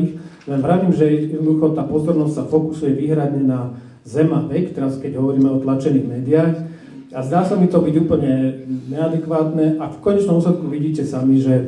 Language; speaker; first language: Slovak; native; Slovak